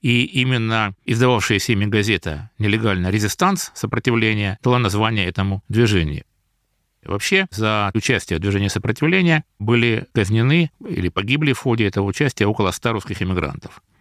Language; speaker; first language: Russian; native; Russian